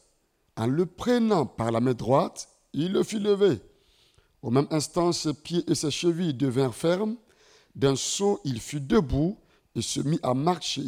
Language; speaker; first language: French; non-native, local second language; Mossi